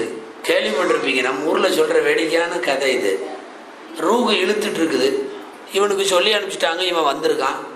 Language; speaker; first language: Tamil; native; Tamil